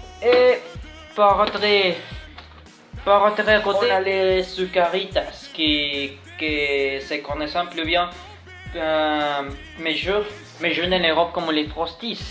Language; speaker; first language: French; non-native, learner; Spanish